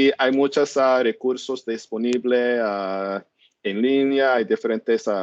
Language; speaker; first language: Spanish; non-native, learner; English